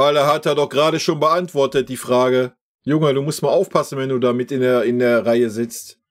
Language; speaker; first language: German; native; German